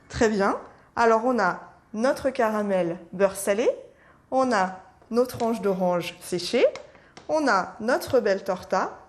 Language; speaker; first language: French; native; French